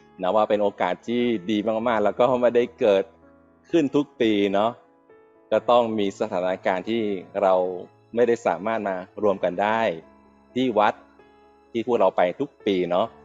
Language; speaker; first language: Thai; native; Thai